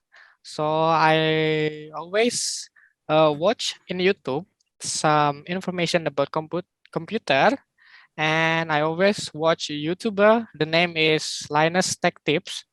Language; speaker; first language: English; non-native, learner; Indonesian